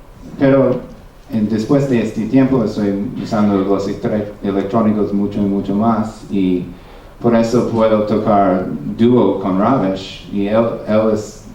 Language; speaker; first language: Spanish; non-native, fluent; English